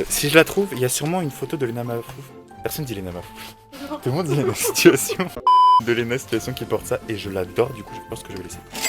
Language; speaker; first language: French; native; French